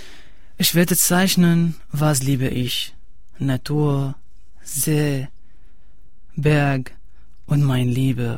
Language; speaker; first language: German; non-native, learner; Arabic